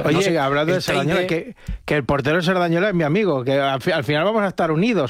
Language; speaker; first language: Spanish; native; Spanish